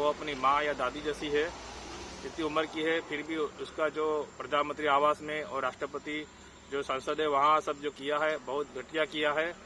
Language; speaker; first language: Hindi; non-native, local second language; Gujarati